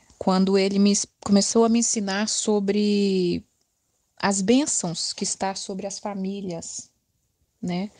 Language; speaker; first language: Portuguese; native; Portuguese